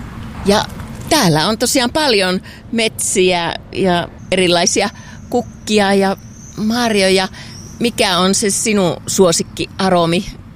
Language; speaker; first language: Finnish; native; Finnish